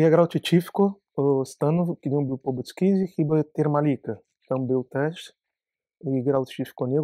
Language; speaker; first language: Polish; non-native, learner; Portuguese